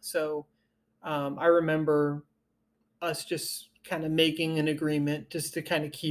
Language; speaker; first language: English; native; English